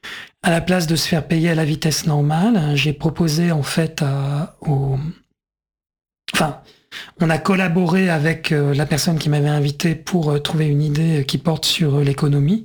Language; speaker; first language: French; native; French